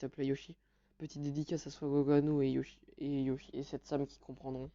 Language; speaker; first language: French; native; French